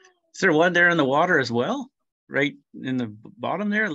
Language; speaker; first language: English; native; English